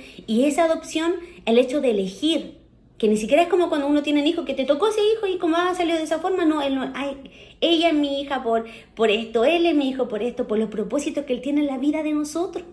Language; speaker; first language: Spanish; native; Spanish